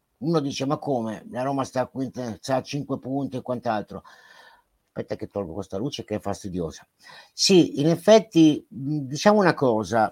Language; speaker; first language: Italian; native; Italian